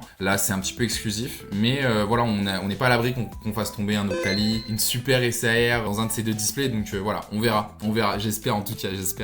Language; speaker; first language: French; native; French